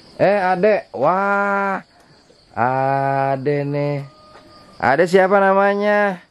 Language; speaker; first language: Indonesian; non-native, local second language; Sundanese